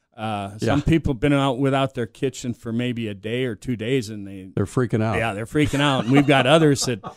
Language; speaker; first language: English; native; English